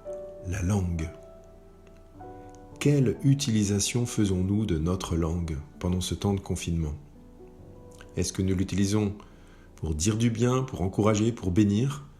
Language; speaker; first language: French; native; French